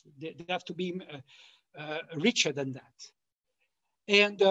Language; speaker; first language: English; non-native, fluent; French